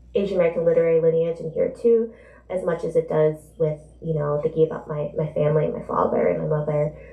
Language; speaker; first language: English; native; English